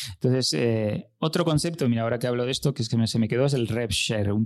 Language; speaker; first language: Spanish; native; Spanish